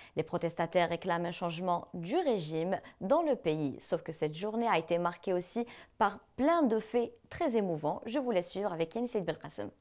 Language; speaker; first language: French; non-native, local second language; Arabic